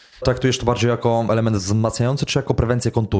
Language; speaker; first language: Polish; native; Polish